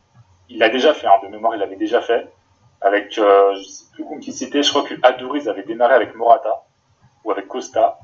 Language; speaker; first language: French; native; French